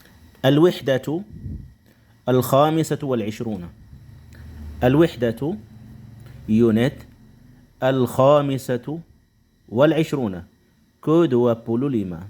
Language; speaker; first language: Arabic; non-native, fluent; Indonesian